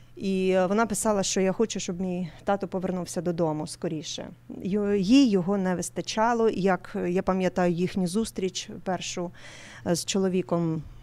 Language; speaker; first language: Ukrainian; native; Ukrainian